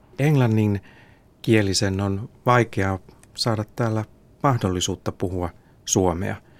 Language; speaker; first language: Finnish; native; Finnish